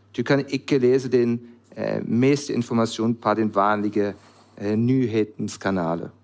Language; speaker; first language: Norwegian; non-native, learner; German